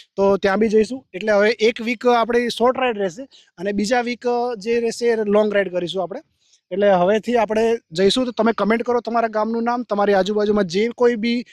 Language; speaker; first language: Gujarati; native; Gujarati